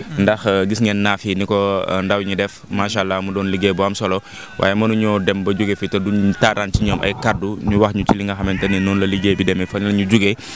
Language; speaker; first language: Wolof; native; Wolof